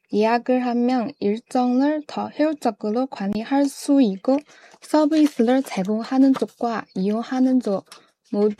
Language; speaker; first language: Korean; non-native, learner; Chinese